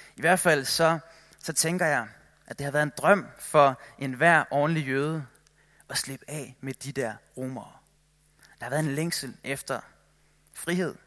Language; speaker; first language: Danish; native; Danish